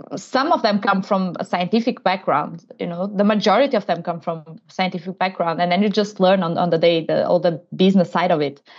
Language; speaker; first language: English; non-native, fluent; Portuguese